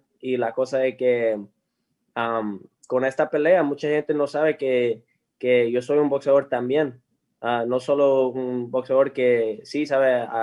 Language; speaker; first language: Spanish; early bilingual, heritage; English